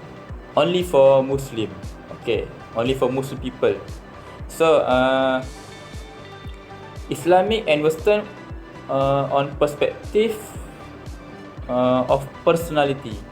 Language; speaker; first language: English; non-native, learner; Malay